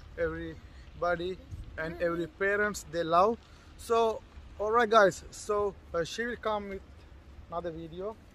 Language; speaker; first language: English; non-native, learner; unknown